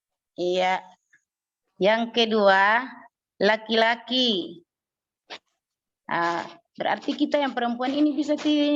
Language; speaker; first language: Indonesian; native; Indonesian